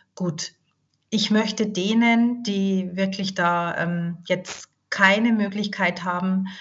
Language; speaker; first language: German; native; German